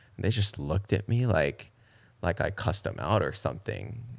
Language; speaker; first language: English; early bilingual, other home language; Japanese